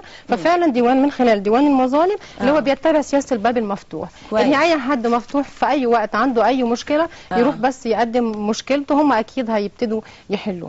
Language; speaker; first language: Arabic; native; Arabic